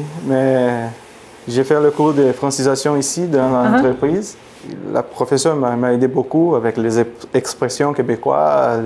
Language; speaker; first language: French; non-native, learner; Portuguese